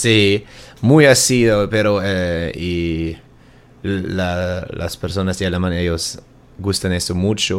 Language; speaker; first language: Spanish; non-native, learner; German